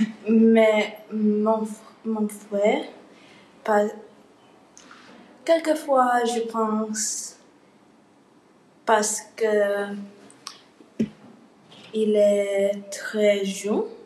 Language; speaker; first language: French; non-native, learner; English